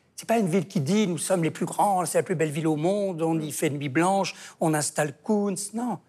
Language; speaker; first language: French; native; French